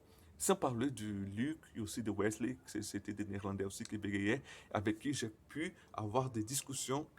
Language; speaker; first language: French; non-native, learner; Portuguese